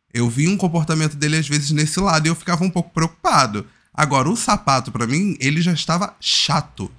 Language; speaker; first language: Portuguese; native; Portuguese